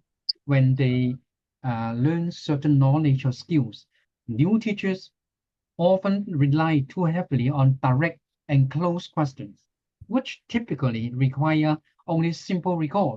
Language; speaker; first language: English; non-native, fluent; Cantonese